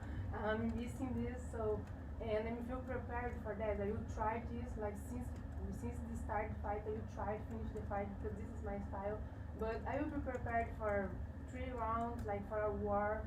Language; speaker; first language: English; non-native, learner; Portuguese